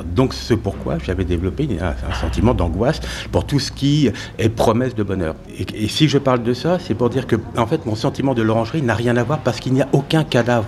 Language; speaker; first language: French; native; French